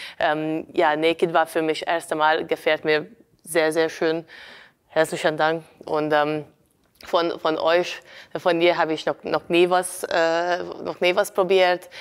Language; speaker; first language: German; non-native, fluent; Hungarian